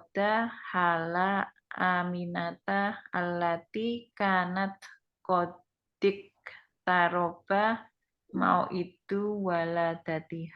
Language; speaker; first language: Arabic; non-native, learner; Indonesian